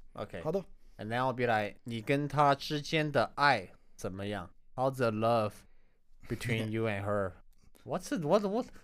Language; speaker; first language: English; non-native, fluent; Chinese